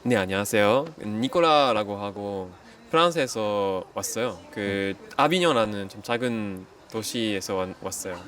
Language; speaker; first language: Korean; non-native, fluent; French